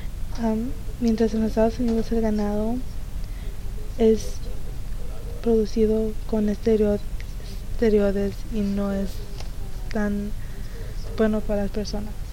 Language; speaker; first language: Spanish; early bilingual, heritage; Spanish